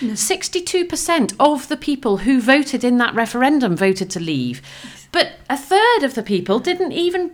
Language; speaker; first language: English; native; English